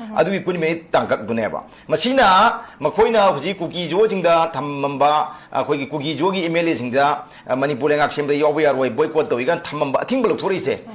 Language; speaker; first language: Manipuri; native; Manipuri